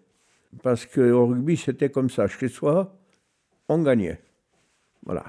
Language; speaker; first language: French; native; French